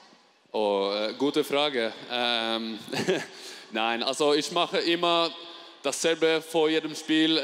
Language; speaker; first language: German; non-native, fluent; Norwegian